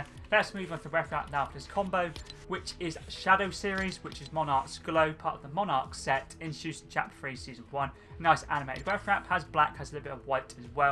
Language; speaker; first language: English; native; English